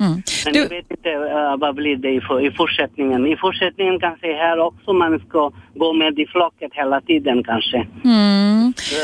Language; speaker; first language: Swedish; non-native, learner; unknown